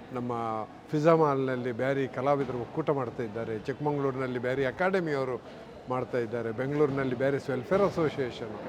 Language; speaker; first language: Kannada; non-native, local second language; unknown